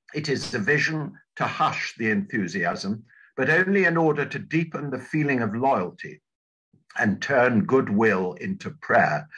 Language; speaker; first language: English; native; English